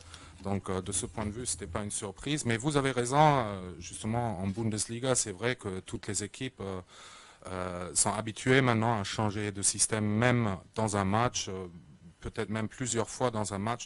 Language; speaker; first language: French; native; French